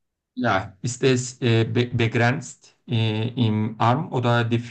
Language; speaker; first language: German; non-native, learner; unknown